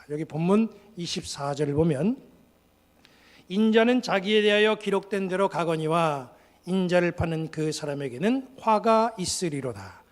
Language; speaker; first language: Korean; native; Korean